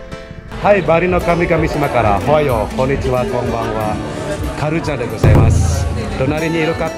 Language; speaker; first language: Japanese; non-native, fluent; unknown